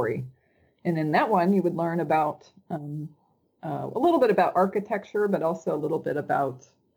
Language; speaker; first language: English; native; English